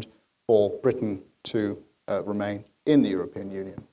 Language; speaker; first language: English; native; English